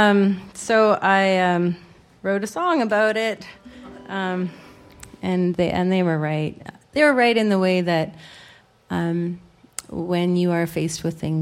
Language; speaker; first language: English; native; English